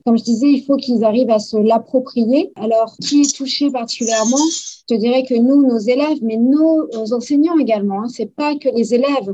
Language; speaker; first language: French; native; French